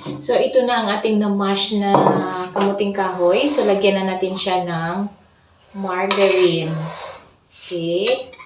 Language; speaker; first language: Filipino; non-native, local second language; Cebuano